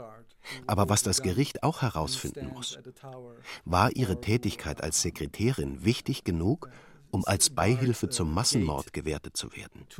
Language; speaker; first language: German; early bilingual, other home language; Turkish